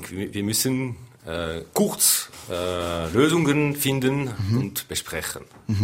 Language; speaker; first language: German; non-native, local second language; French